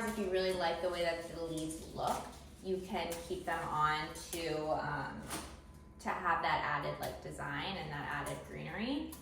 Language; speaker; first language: English; native; English